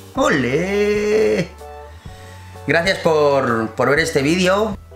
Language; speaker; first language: Spanish; native; Spanish